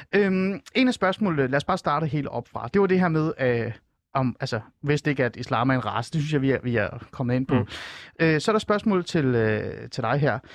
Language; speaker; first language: Danish; early bilingual, other home language; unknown